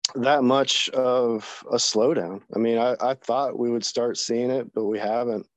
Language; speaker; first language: English; native; English